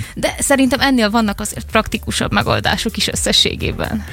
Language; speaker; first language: Hungarian; native; Hungarian